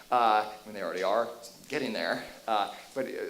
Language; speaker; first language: English; native; English